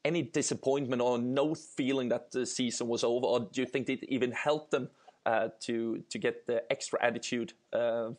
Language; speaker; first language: English; non-native, fluent; Swedish